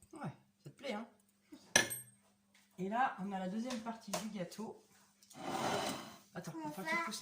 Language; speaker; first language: French; native; French